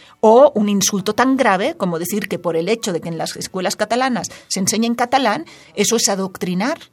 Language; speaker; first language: Spanish; non-native, local second language; Catalan